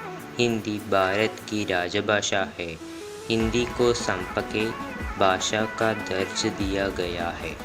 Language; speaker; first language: Hindi; non-native, local second language; Malayalam